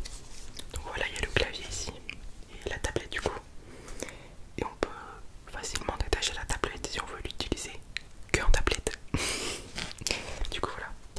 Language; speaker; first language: French; native; French